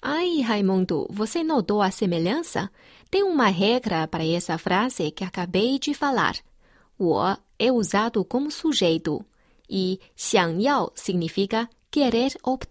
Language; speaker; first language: Portuguese; non-native, fluent; Chinese